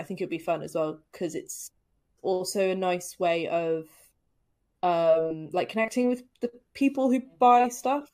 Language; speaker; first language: English; native; English